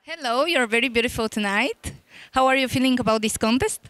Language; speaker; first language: English; non-native, learner; Bulgarian